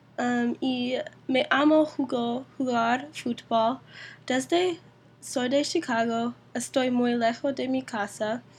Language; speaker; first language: Spanish; non-native, learner; English